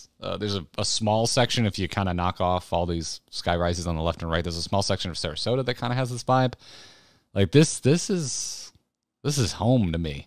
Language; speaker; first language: English; native; English